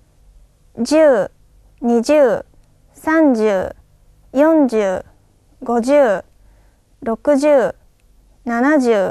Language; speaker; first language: Chinese; non-native, learner; Thai